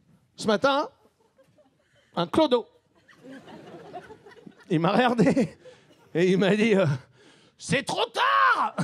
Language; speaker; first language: French; native; French